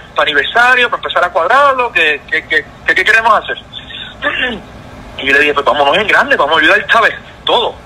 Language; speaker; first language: Spanish; native; Spanish